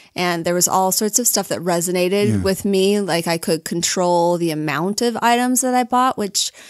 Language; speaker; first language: English; native; English